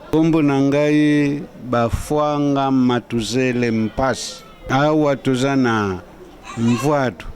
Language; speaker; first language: Lingala; non-native, local second language; Kongo